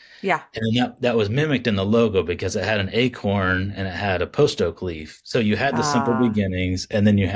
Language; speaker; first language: English; native; English